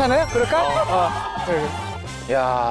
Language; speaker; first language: Korean; native; Korean